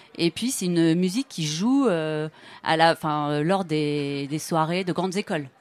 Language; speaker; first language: French; native; French